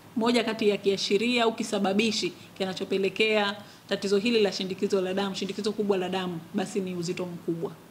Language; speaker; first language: Swahili; native; Swahili